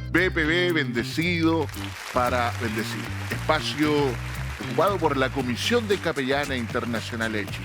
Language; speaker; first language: Spanish; native; Spanish